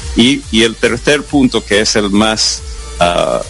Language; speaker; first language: Spanish; non-native, fluent; English